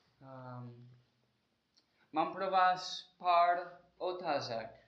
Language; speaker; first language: Czech; non-native, learner; English